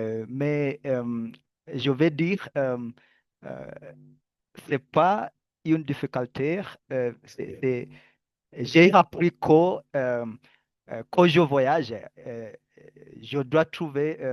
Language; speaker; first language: French; non-native, learner; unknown